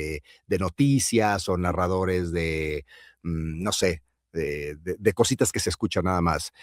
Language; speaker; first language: Spanish; native; Spanish